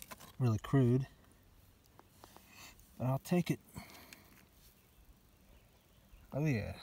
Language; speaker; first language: English; native; English